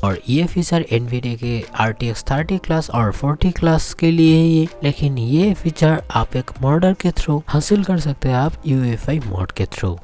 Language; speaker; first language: Hindi; non-native, local second language; Bangla